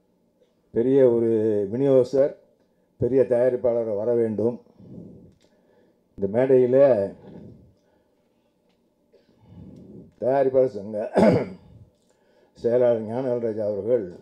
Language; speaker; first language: Tamil; native; Tamil